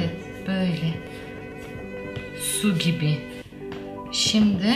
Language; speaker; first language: Turkish; non-native, learner; Russian